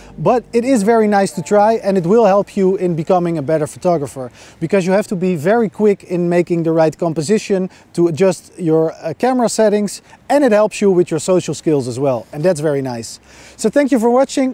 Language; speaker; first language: English; non-native, fluent; Dutch